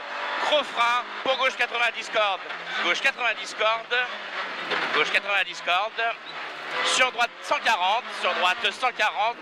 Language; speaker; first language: French; native; French